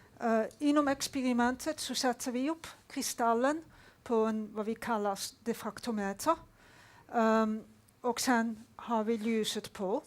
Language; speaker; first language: Swedish; non-native, fluent; Dutch